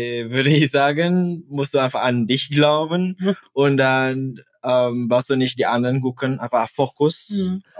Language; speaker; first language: German; non-native, fluent; Indonesian